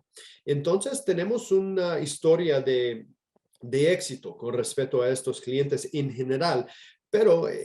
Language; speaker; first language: Spanish; non-native, fluent; English